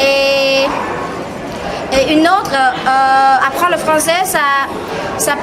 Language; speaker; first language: French; non-native, learner; Khmer